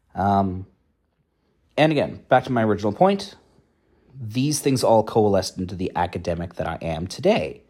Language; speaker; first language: English; native; English